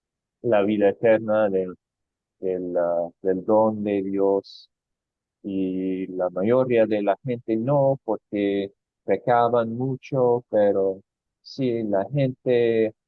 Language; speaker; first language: Spanish; non-native, fluent; English